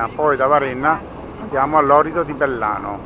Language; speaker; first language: Italian; native; Italian